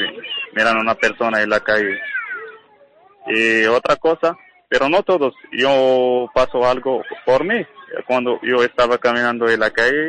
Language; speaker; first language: Spanish; non-native, learner; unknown